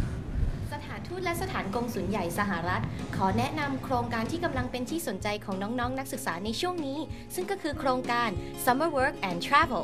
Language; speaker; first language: Thai; native; Thai